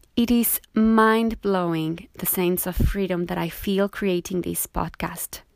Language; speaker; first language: English; non-native, fluent; Spanish